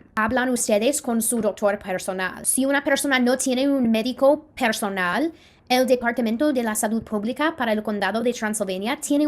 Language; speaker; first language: Spanish; non-native, fluent; English